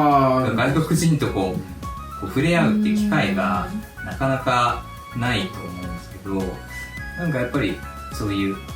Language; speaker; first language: Japanese; native; Japanese